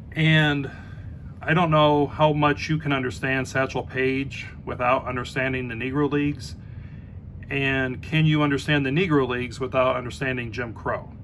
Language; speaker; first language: English; native; English